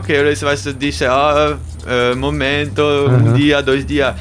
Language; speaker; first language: Portuguese; non-native, learner; German